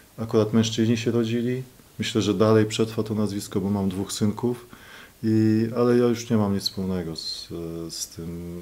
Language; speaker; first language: Polish; native; Polish